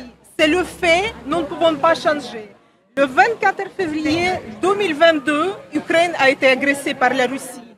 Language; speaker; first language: French; non-native, learner; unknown